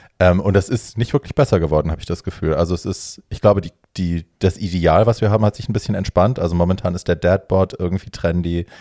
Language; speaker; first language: German; native; German